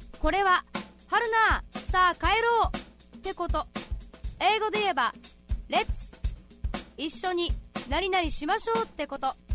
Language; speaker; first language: Japanese; native; Japanese